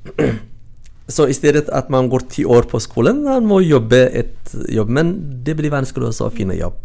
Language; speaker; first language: Norwegian; non-native, fluent; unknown